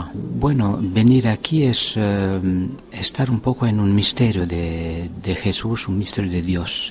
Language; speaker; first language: Spanish; non-native, fluent; French